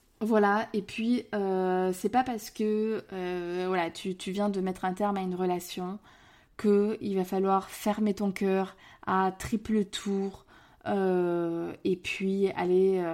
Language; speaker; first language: French; native; French